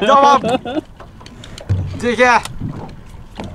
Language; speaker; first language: Japanese; native; Japanese